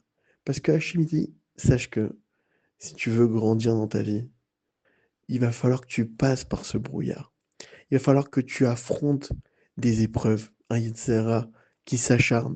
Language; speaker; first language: French; native; French